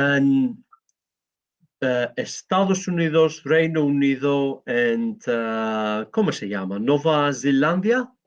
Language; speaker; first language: Spanish; non-native, learner; Greek